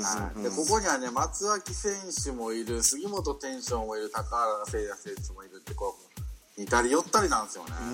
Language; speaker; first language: Japanese; native; Japanese